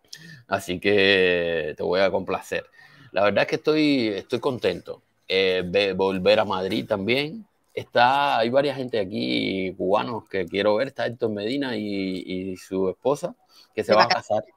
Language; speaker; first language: Spanish; native; Spanish